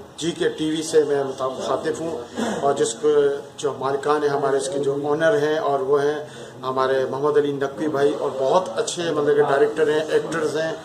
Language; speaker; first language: Urdu; non-native, local second language; Pashto